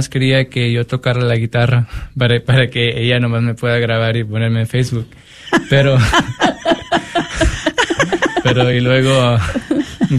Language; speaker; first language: Spanish; early bilingual, heritage; Spanish